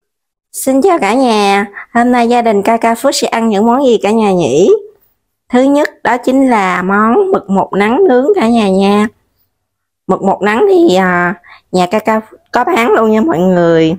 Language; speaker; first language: Vietnamese; native; Vietnamese